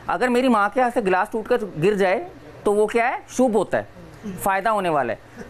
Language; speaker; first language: Hindi; native; Hindi